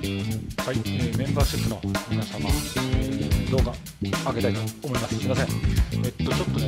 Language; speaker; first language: Japanese; native; Japanese